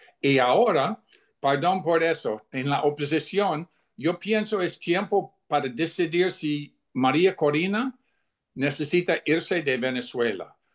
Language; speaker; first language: Spanish; non-native, fluent; English